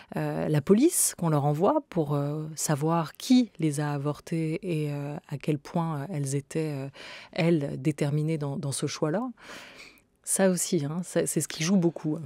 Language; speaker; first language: French; native; French